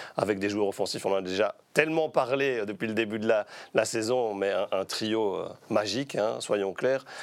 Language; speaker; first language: French; native; French